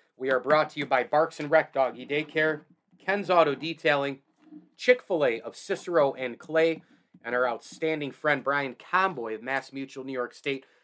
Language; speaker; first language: English; native; English